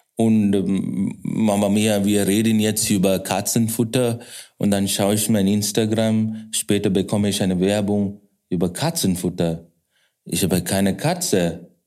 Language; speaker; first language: German; non-native, fluent; Kannada